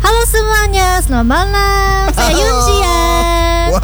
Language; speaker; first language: Indonesian; non-native, learner; Korean